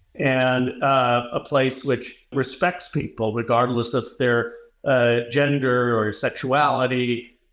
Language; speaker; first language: English; native; English